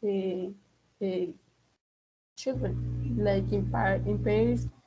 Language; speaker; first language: English; non-native, learner; Spanish